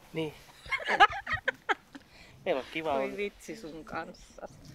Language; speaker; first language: English; non-native, fluent; Finnish